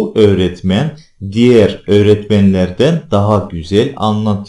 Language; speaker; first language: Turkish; non-native, fluent; Russian